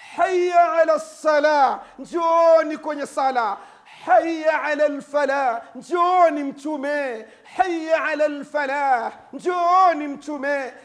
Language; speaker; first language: Swahili; native; Swahili